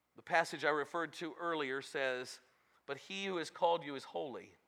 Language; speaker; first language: English; native; English